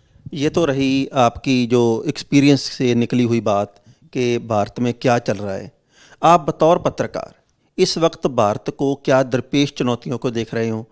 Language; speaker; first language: Hindi; non-native, local second language; Punjabi